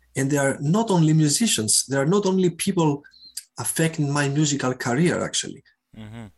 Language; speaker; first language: English; non-native, fluent; Greek